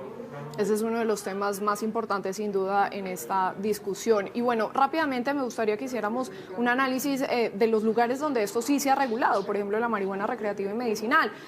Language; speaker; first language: Spanish; native; Spanish